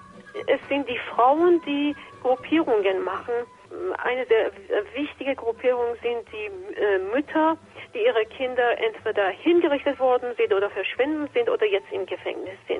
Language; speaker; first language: German; non-native, fluent; Persian